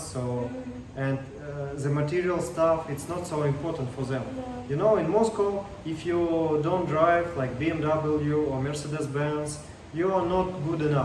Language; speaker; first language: English; non-native, learner; Russian